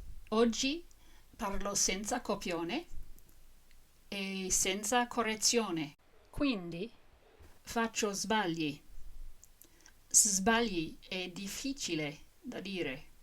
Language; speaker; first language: Italian; non-native, fluent; English